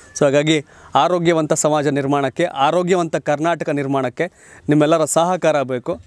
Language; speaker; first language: Kannada; native; Kannada